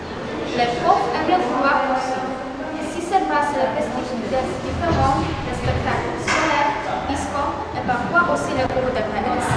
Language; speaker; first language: French; non-native, learner; Polish